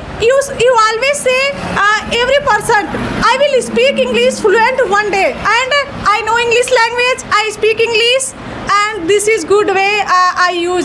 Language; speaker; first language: English; non-native, learner; Hindi